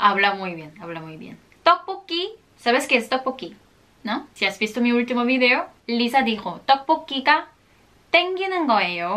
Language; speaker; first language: Spanish; non-native, fluent; Korean